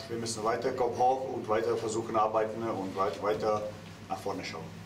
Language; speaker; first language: German; non-native, learner; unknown